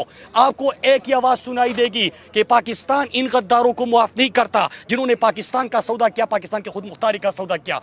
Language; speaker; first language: Urdu; native; Urdu